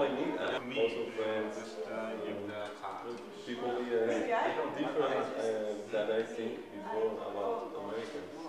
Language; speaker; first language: English; non-native, learner; Spanish